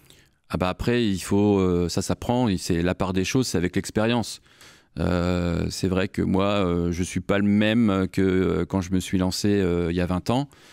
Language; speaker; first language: French; native; French